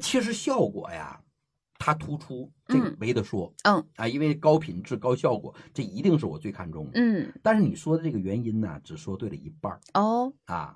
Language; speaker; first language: Chinese; native; Chinese